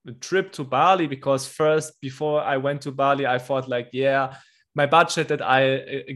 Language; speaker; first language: English; non-native, fluent; German